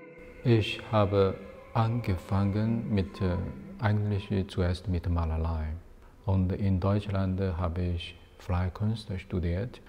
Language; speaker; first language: German; non-native, fluent; Chinese